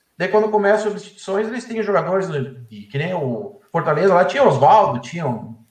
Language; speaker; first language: Portuguese; native; Portuguese